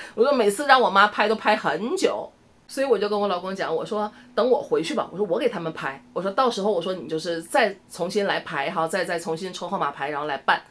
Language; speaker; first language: Chinese; native; Chinese